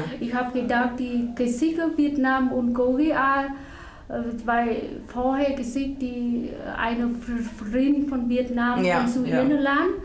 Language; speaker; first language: German; non-native, learner; Korean